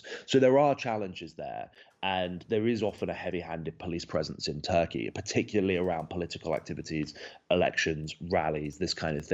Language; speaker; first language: English; native; English